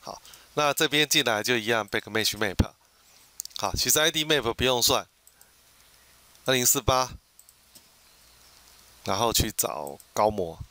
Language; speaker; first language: Chinese; native; Chinese